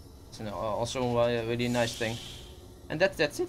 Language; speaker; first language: English; non-native, fluent; Dutch